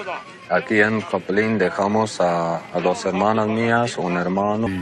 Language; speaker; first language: Spanish; non-native, local second language; Plautdietsch